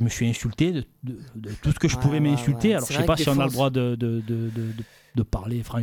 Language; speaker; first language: French; native; French